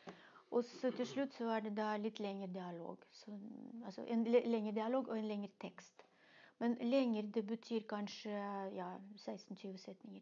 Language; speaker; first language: Norwegian; non-native, fluent; Russian